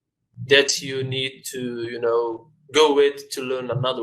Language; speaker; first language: English; non-native, fluent; Arabic